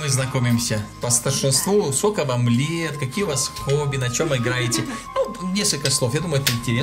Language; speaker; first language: Russian; native; Russian